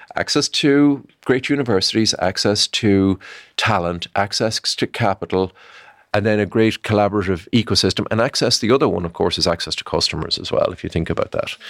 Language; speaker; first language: English; native; English